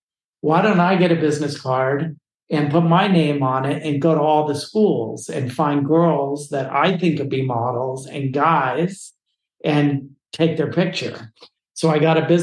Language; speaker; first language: English; native; English